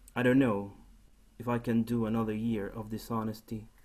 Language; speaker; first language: English; non-native, fluent; Spanish